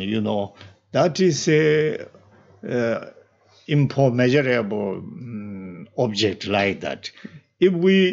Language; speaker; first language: English; non-native, learner; Tibetan